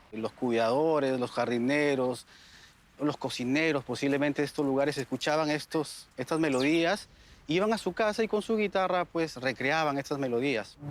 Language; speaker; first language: Spanish; native; Spanish